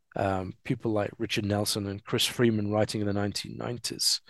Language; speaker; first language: English; native; English